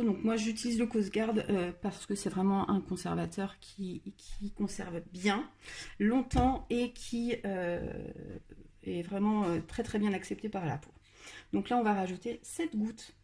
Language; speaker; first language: French; native; French